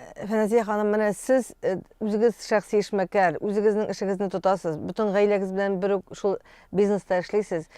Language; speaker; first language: Tatar; native; Tatar